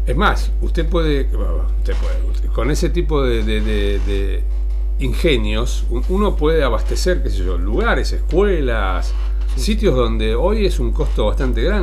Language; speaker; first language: Spanish; native; Spanish